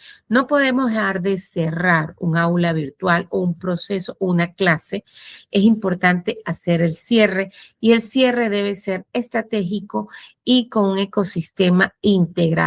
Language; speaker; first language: Spanish; native; Spanish